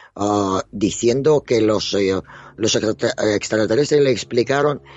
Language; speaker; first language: Spanish; non-native, fluent; Russian